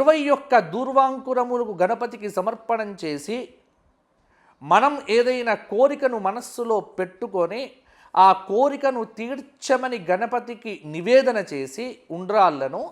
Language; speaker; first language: Telugu; native; Telugu